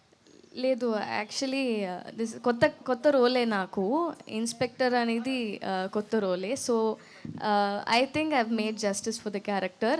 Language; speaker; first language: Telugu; non-native, fluent; Tamil